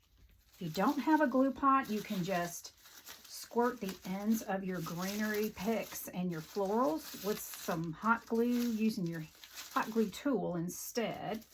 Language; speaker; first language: English; native; English